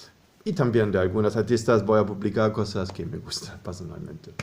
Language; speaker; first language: Spanish; non-native, fluent; German